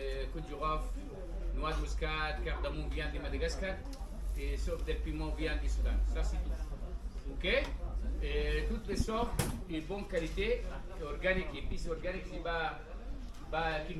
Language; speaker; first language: French; non-native, learner; Arabic